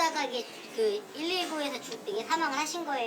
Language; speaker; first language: Korean; native; Korean